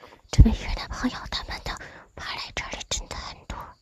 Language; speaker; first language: Chinese; non-native, fluent; Vietnamese